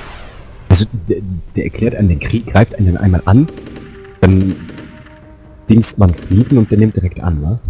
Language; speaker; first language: German; native; German